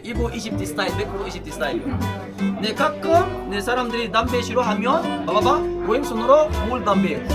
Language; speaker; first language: Korean; non-native, learner; Arabic